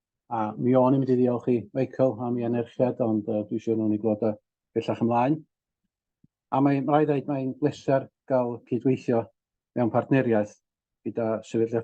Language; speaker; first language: Welsh; native; Welsh